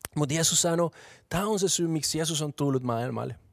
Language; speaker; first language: Finnish; non-native, fluent; Spanish